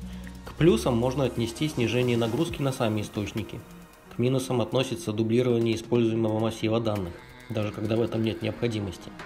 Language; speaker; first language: Russian; native; Russian